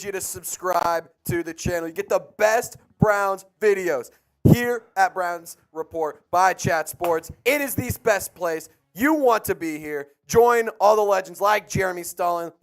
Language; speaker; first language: English; native; English